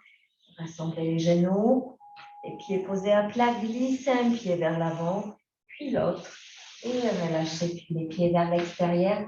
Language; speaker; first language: French; native; French